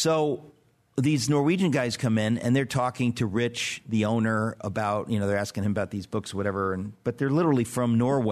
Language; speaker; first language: English; native; English